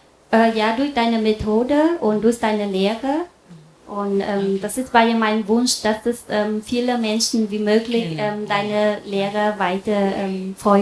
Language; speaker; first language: German; non-native, fluent; Vietnamese